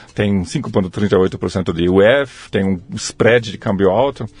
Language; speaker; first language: Portuguese; non-native, fluent; German